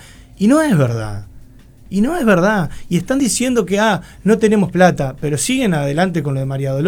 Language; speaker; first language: Spanish; native; Spanish